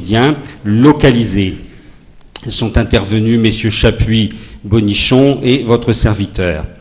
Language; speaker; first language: French; native; French